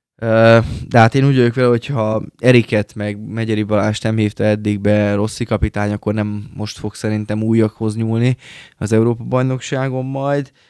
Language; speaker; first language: Hungarian; native; Hungarian